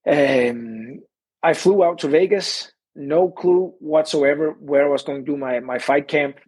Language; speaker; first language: English; non-native, fluent; Danish